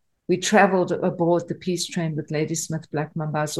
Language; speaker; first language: English; native; English